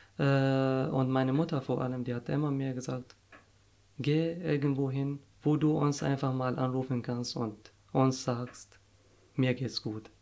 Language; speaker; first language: German; non-native, fluent; Arabic